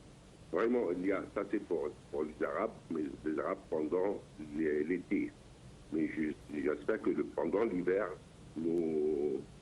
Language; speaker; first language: French; non-native, learner; Arabic